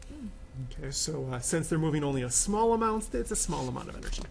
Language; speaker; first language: English; native; English